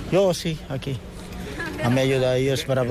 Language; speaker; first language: Spanish; non-native, learner; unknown